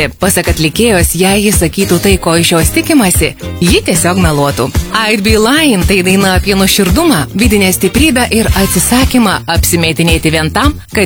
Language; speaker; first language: Lithuanian; native; Lithuanian